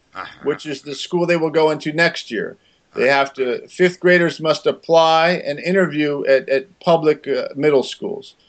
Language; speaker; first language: English; native; English